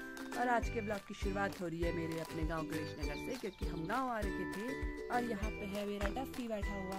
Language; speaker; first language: Hindi; native; Hindi